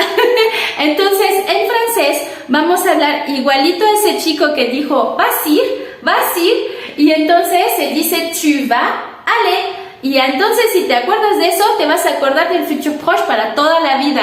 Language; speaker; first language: Spanish; non-native, fluent; French